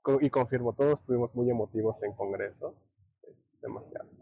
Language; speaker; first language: Spanish; native; Spanish